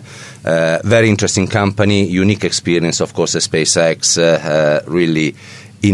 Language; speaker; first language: English; non-native, fluent; Italian